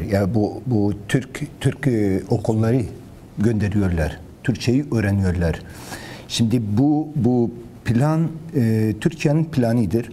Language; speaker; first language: Turkish; non-native, learner; Kurdish